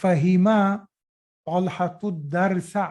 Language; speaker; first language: Arabic; non-native, fluent; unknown